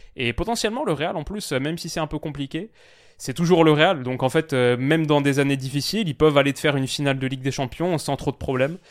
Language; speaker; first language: French; native; French